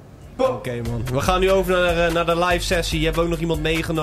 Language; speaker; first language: Dutch; native; Dutch